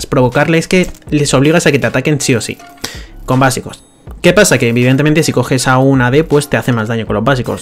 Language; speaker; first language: Spanish; native; Spanish